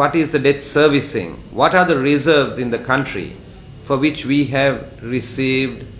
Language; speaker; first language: English; non-native, local second language; Sinhala